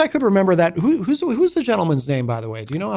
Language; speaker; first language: English; native; English